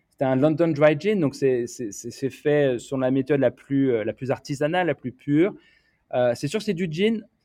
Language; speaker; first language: French; native; French